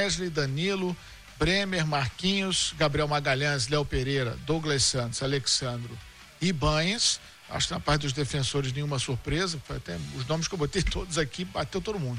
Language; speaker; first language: Portuguese; native; Portuguese